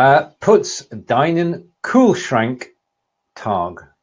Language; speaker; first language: German; non-native, learner; English